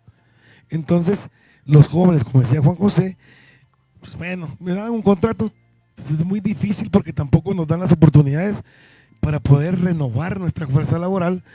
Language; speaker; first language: Spanish; native; Spanish